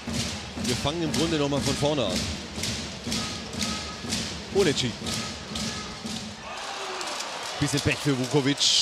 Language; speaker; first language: German; native; German